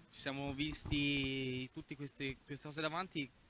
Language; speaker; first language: Italian; native; Italian